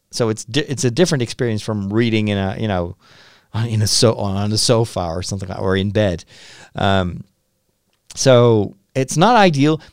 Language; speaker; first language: English; non-native, fluent; Dutch